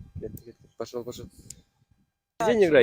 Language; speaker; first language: Russian; non-native, local second language; Kyrgyz